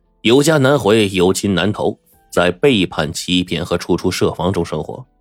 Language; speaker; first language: Chinese; native; Chinese